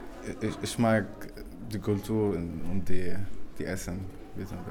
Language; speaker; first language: German; non-native, learner; Arabic